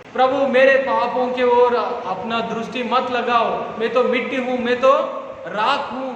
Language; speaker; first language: Hindi; non-native, local second language; Telugu